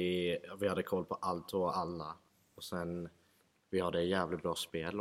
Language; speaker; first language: Swedish; non-native, fluent; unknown